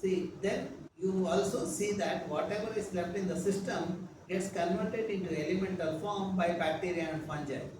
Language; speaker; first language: English; non-native, local second language; Kannada